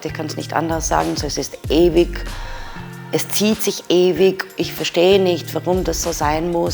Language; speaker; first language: German; non-native, fluent; Serbian